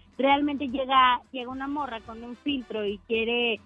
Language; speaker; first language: Spanish; native; Spanish